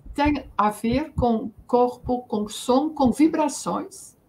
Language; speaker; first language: Portuguese; non-native, fluent; Dutch